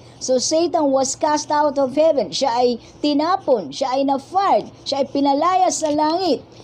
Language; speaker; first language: Filipino; native; Filipino